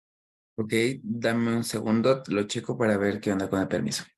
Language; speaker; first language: Spanish; native; Spanish